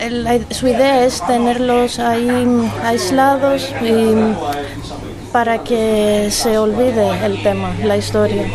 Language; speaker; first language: Spanish; non-native, fluent; Greek